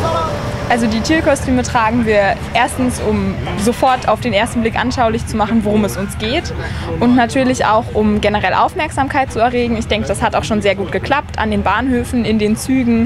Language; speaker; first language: German; native; German